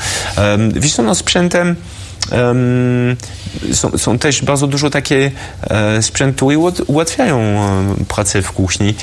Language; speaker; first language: Polish; non-native, fluent; French